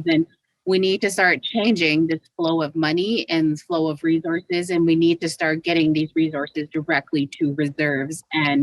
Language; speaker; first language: English; native; English